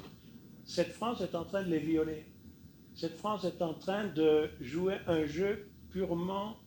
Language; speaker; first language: French; native; French